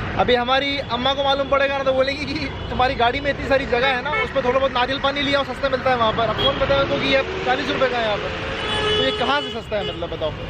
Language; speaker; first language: Hindi; native; Hindi